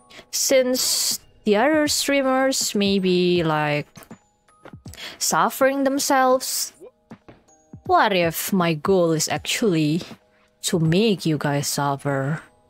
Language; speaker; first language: English; non-native, fluent; Indonesian